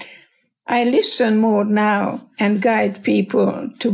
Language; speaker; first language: English; non-native, fluent; Hungarian